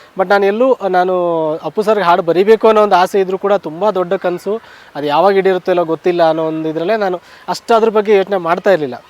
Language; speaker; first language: Kannada; native; Kannada